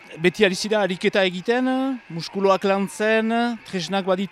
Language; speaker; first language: Basque; native; Basque